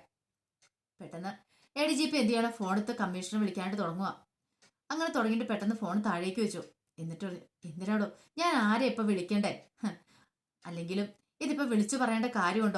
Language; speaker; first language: Malayalam; native; Malayalam